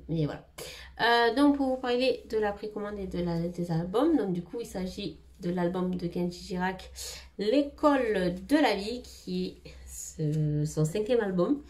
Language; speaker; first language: French; native; French